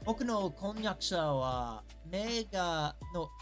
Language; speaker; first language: Japanese; non-native, learner; English